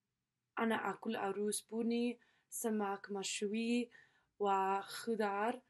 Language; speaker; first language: Arabic; non-native, learner; English